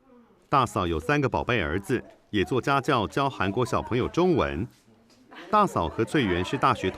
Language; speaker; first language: Chinese; native; Chinese